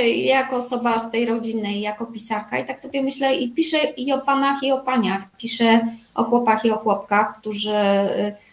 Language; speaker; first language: Polish; native; Polish